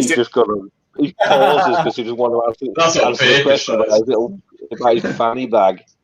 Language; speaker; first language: English; native; English